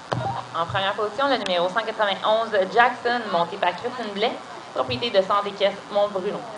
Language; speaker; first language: French; native; French